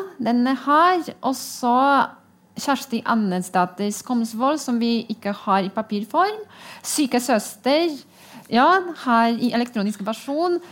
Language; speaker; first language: Norwegian; non-native, fluent; Polish